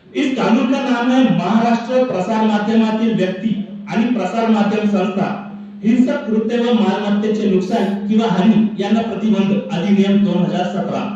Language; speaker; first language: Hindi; non-native, local second language; Marathi